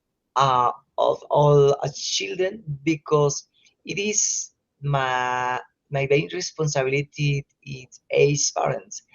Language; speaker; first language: English; non-native, learner; Spanish